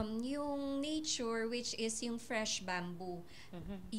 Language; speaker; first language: Filipino; native; Filipino